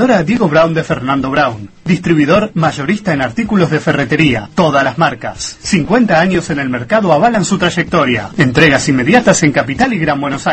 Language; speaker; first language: Spanish; native; Spanish